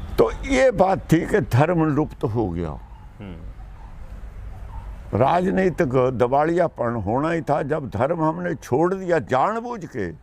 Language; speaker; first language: Hindi; non-native, local second language; Punjabi